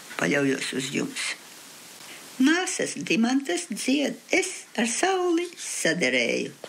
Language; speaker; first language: Latvian; early bilingual, heritage; Latvian